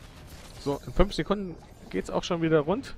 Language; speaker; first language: German; native; German